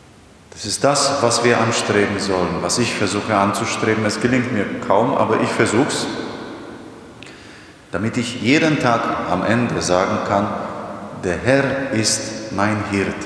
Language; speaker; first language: German; non-native, fluent; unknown